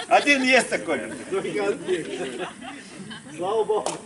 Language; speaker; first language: Russian; non-native, fluent; Lithuanian